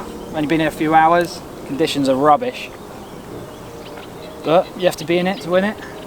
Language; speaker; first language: English; native; English